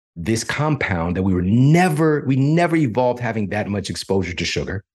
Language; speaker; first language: English; native; English